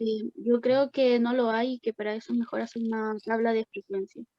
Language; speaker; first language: Spanish; native; Spanish